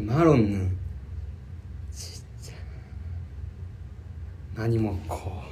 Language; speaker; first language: Korean; non-native, learner; Japanese